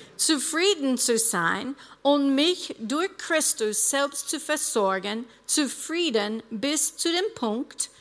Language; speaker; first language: German; non-native, fluent; English